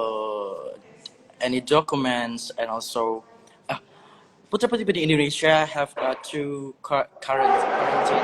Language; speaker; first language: English; non-native, learner; Indonesian